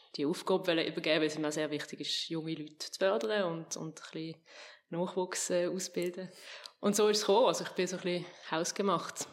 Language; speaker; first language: German; native; German